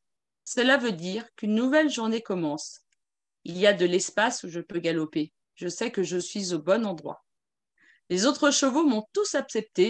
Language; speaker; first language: French; native; French